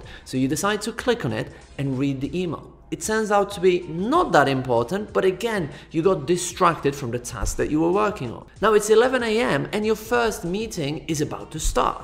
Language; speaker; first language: English; non-native, fluent; Polish